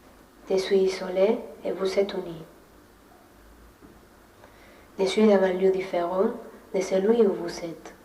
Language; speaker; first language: French; non-native, fluent; Spanish